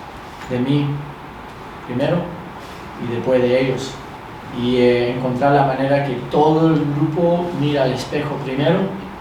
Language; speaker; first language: Spanish; early bilingual, other home language; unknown